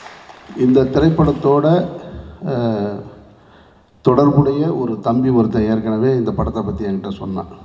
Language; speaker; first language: Tamil; native; Tamil